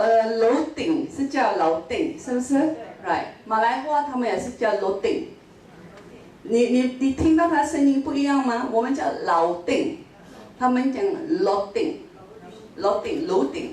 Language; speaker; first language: Chinese; non-native, local second language; Min Nan Chinese